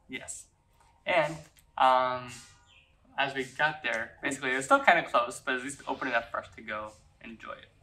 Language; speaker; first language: English; native; English